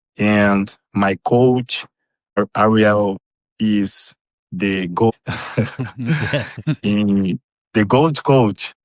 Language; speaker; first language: English; non-native, learner; Portuguese